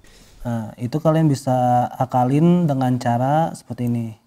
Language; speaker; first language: Indonesian; native; Indonesian